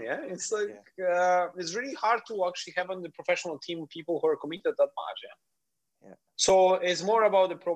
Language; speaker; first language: English; non-native, fluent; Polish